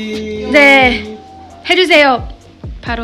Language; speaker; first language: Korean; non-native, learner; Vietnamese